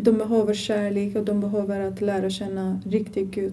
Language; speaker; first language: Swedish; non-native, learner; Persian